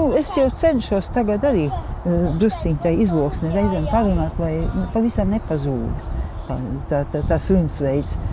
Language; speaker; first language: Latvian; native; Latvian